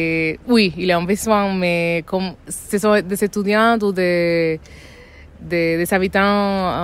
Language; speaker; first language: French; non-native, fluent; Spanish